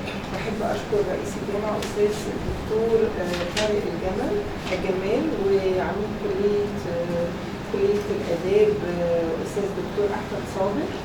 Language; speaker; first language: Arabic; native; Arabic